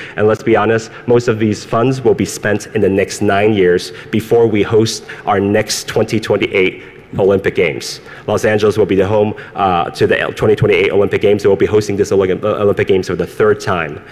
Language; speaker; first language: English; early bilingual, other home language; Cantonese